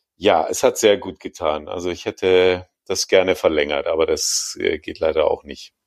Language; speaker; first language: German; native; German